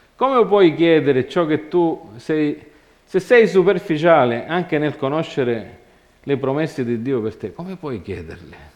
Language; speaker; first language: Italian; non-native, fluent; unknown